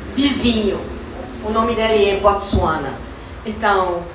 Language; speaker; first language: Portuguese; non-native, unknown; English